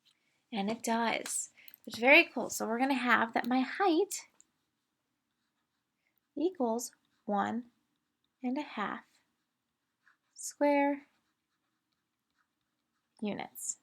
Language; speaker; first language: English; native; English